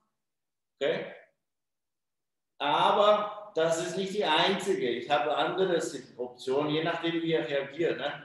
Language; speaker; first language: German; non-native, fluent; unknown